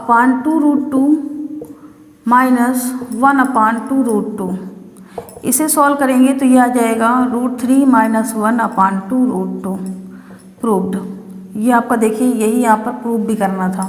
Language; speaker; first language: Hindi; native; Hindi